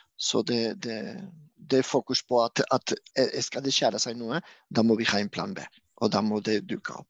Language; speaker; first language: Norwegian; non-native, fluent; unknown